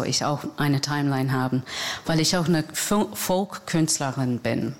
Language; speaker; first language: German; non-native, learner; English